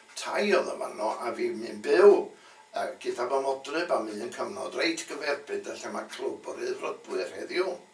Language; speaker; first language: Welsh; native; Welsh